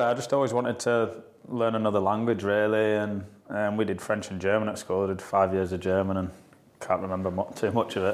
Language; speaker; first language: English; native; English